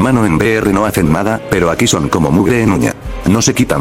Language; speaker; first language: Spanish; native; Spanish